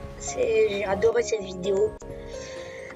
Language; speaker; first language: French; native; French